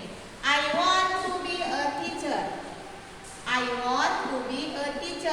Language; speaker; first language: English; non-native, learner; Indonesian